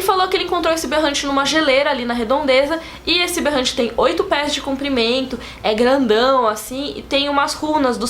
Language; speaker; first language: Portuguese; native; Portuguese